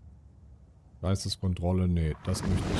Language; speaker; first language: German; native; German